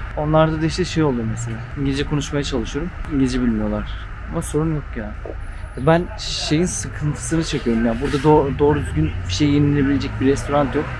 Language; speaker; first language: Turkish; non-native, local second language; Kurdish